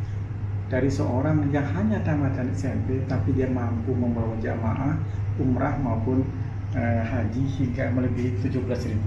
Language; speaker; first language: Indonesian; native; Indonesian